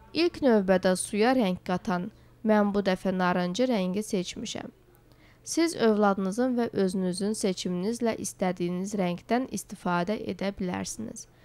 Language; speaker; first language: Azerbaijani; non-native, local second language; Georgian